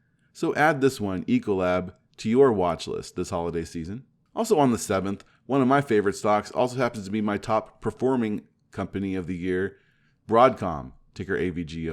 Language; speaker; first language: English; native; English